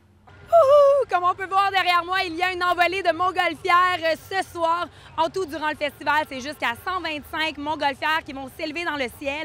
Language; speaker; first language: French; native; French